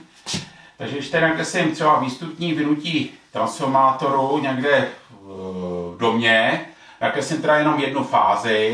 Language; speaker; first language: Czech; native; Czech